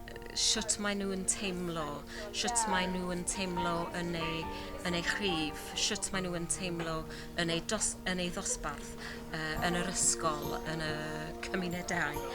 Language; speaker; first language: Welsh; non-native, learner; English